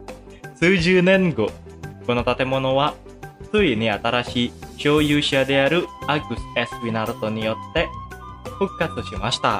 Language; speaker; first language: Japanese; non-native, fluent; Indonesian